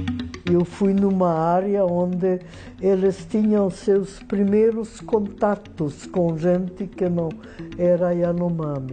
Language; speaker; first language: Portuguese; non-native, fluent; Hungarian